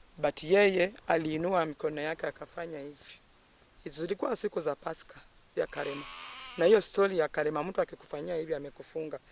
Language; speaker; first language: Swahili; non-native, local second language; Luyia